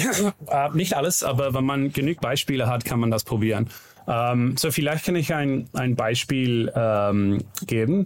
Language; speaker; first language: German; non-native, learner; Dutch